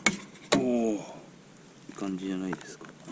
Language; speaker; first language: Japanese; native; Japanese